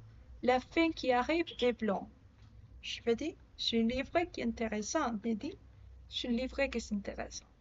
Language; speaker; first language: French; non-native, learner; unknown